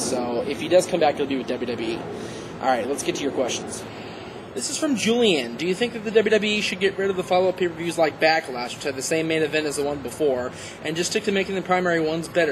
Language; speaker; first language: English; native; English